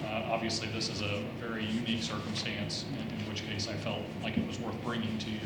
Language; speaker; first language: English; native; English